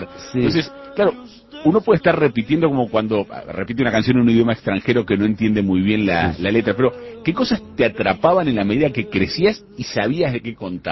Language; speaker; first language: Spanish; native; Spanish